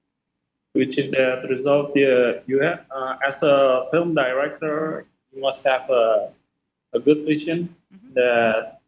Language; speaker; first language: English; non-native, fluent; Indonesian